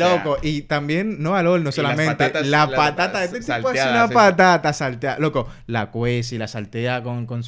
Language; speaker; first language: Spanish; native; Spanish